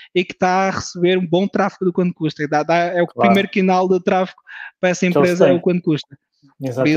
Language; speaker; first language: Portuguese; early bilingual, heritage; French